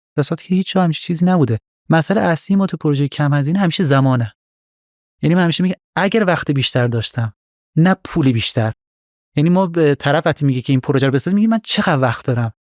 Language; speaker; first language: Persian; non-native, local second language; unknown